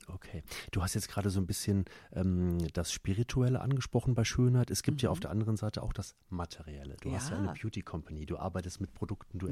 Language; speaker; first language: German; native; German